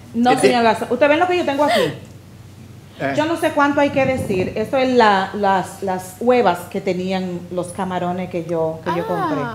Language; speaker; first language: Spanish; native; Spanish